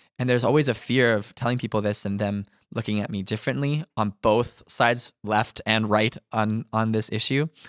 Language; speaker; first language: English; native; English